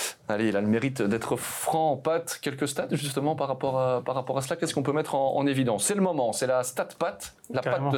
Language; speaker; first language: French; native; French